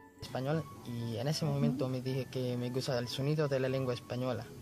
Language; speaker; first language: Spanish; non-native, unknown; Filipino